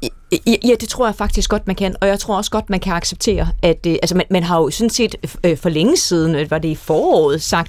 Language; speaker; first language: Danish; native; Danish